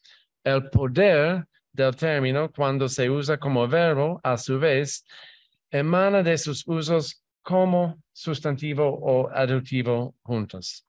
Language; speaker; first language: Spanish; non-native, fluent; English